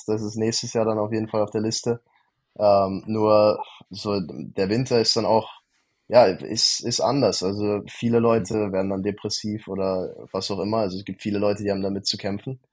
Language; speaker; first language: German; native; German